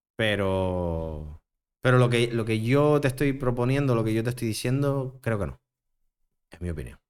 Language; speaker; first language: Spanish; native; Spanish